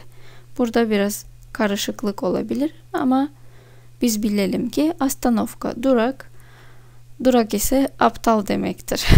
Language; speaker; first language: Turkish; non-native, fluent; Russian